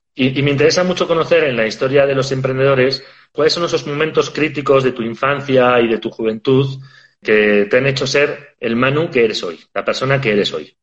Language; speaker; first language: Spanish; native; Spanish